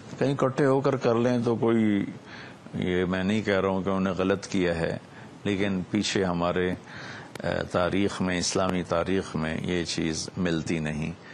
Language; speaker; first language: Urdu; non-native, local second language; Punjabi